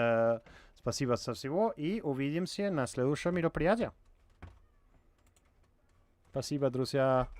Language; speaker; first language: Russian; non-native, learner; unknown